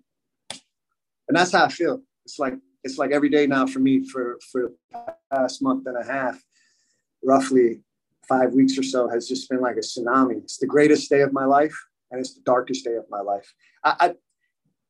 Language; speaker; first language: English; native; English